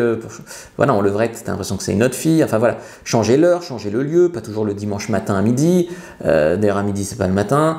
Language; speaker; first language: French; native; French